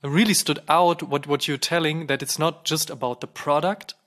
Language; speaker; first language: English; non-native, fluent; German